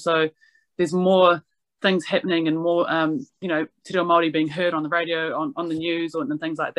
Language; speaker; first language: English; non-native, local second language; Māori